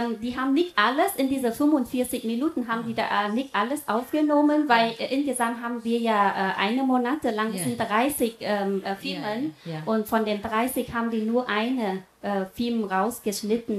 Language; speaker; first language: German; non-native, fluent; Vietnamese